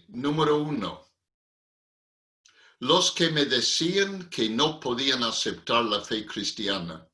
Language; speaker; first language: Spanish; non-native, fluent; English